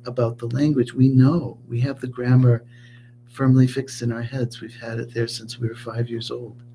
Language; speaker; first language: English; native; English